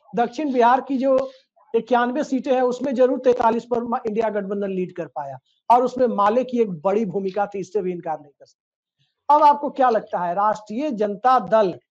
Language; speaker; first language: Hindi; native; Hindi